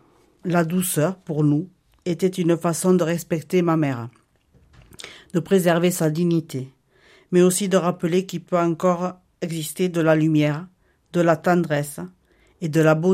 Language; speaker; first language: French; native; French